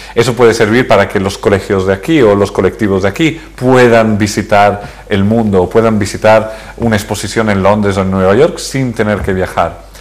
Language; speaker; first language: Spanish; early bilingual, heritage; Spanish